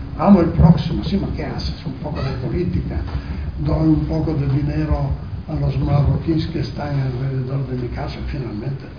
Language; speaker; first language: Spanish; non-native, fluent; Italian